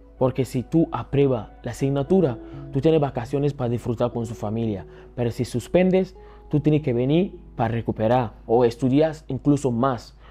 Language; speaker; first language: Spanish; early bilingual, other home language; Akan